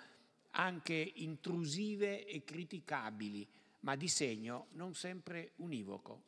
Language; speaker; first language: Italian; native; Italian